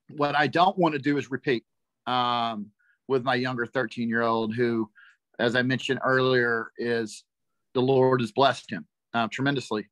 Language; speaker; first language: English; native; English